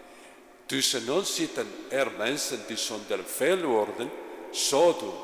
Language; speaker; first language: Dutch; non-native, fluent; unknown